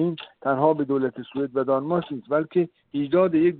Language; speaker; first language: Persian; native; Persian